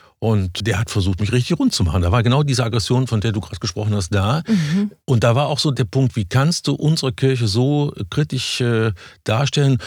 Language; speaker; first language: German; native; German